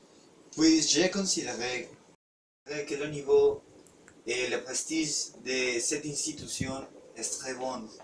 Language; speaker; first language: French; non-native, learner; Spanish